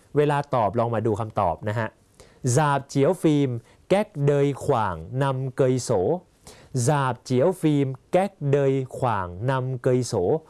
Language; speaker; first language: Thai; native; Thai